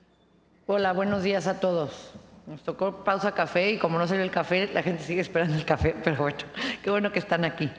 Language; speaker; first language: Spanish; native; Spanish